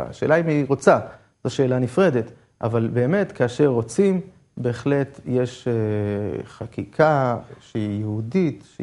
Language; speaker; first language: Hebrew; native; Hebrew